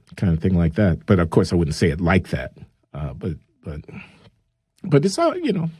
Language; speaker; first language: English; native; English